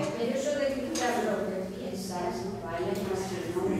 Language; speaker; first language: Spanish; non-native, local second language; Catalan